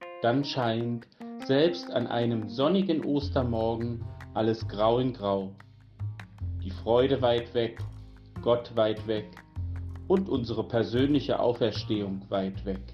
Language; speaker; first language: German; native; German